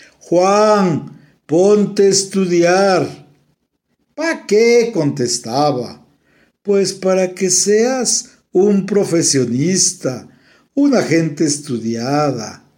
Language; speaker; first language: Spanish; native; Spanish